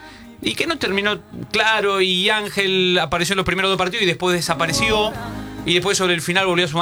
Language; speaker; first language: Spanish; native; Spanish